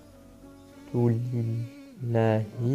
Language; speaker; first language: Arabic; non-native, learner; French